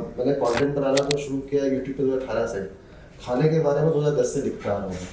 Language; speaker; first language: Hindi; native; Hindi